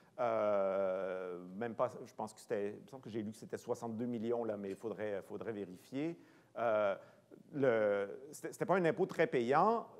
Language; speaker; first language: French; native; French